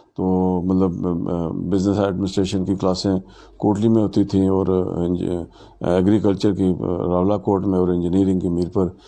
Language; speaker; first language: Urdu; non-native, local second language; Pahari-Potwari